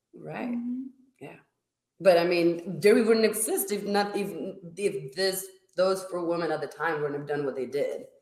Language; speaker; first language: English; non-native, fluent; Spanish